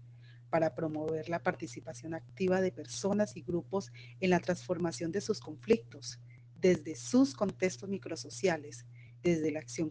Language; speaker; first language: Spanish; native; Spanish